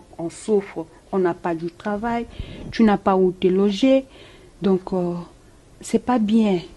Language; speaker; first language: French; non-native, local second language; Lingala